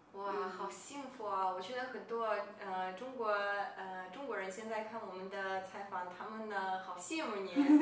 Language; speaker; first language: Chinese; non-native, fluent; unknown